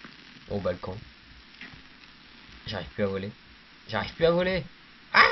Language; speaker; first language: French; native; French